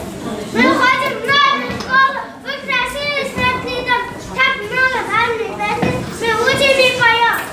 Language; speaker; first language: Russian; non-native, learner; Kyrgyz